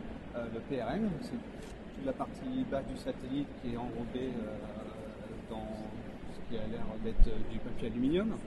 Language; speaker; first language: French; native; French